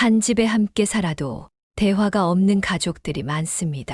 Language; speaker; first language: Korean; native; Korean